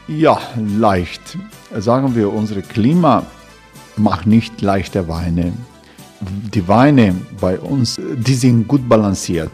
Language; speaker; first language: German; non-native, fluent; Croatian